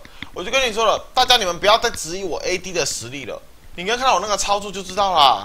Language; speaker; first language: Chinese; native; Chinese